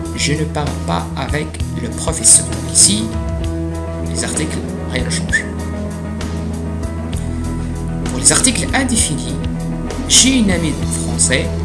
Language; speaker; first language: French; non-native, fluent; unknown